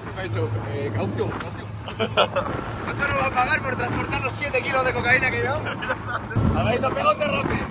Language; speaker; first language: Spanish; native; Spanish